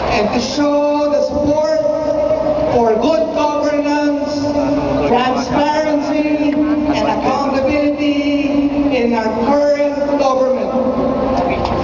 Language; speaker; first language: English; non-native, local second language; Filipino